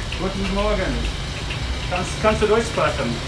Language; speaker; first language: German; non-native, learner; English